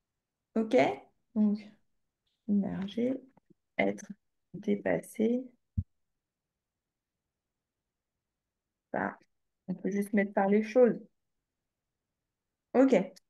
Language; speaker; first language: French; native; French